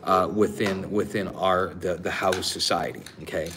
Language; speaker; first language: English; native; English